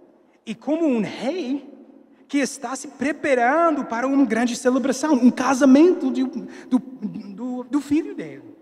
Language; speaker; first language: Portuguese; non-native, fluent; English